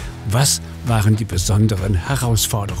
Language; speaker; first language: German; native; German